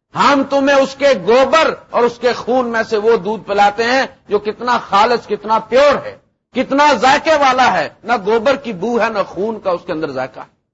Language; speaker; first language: Urdu; non-native, local second language; Punjabi